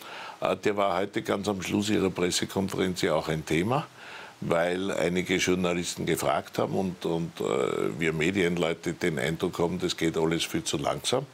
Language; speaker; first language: German; native; German